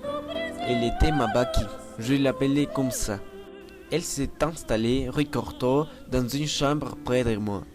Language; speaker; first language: French; non-native, learner; Spanish